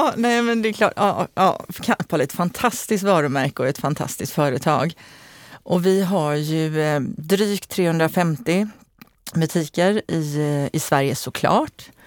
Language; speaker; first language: Swedish; early bilingual, other home language; Hungarian